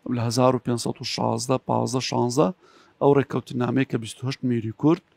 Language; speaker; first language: Central Kurdish; native; Central Kurdish